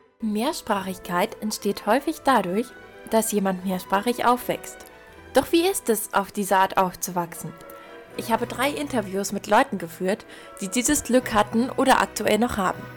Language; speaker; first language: German; native; German